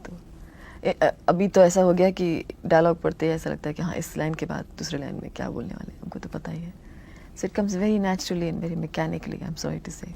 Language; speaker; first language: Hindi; non-native, local second language; Tamil